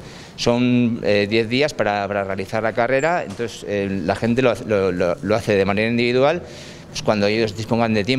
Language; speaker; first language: Spanish; native; Spanish